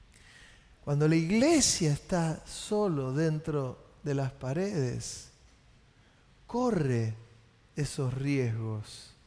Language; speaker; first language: Spanish; native; Spanish